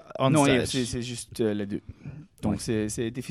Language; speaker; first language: French; non-native, learner; English